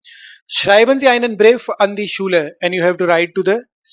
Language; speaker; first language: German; non-native, fluent; Hindi